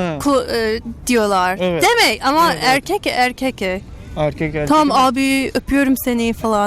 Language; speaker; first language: Turkish; non-native, learner; English